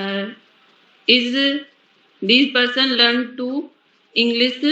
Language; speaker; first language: English; non-native, learner; Hindi